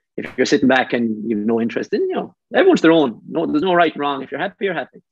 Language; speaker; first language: English; native; English